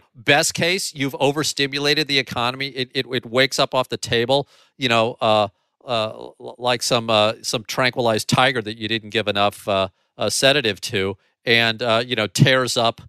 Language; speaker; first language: English; native; English